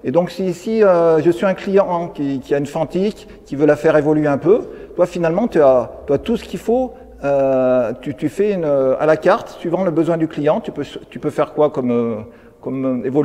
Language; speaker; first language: French; native; French